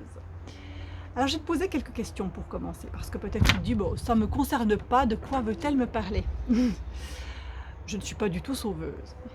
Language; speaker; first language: French; native; French